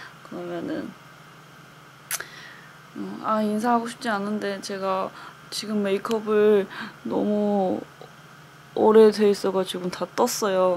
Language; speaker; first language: Korean; non-native, fluent; Chinese